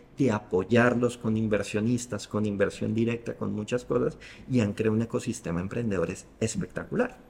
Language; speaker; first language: Spanish; native; Spanish